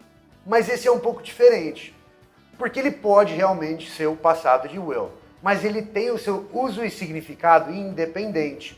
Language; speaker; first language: Portuguese; non-native, fluent; English